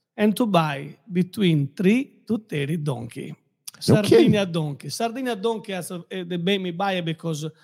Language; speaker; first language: English; non-native, fluent; Italian